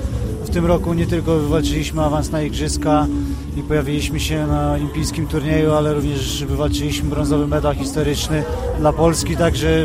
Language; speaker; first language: Polish; native; Polish